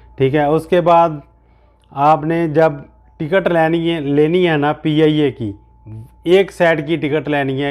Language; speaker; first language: Urdu; non-native, local second language; Punjabi